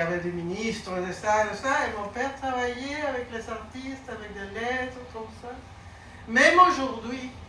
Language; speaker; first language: French; non-native, learner; Spanish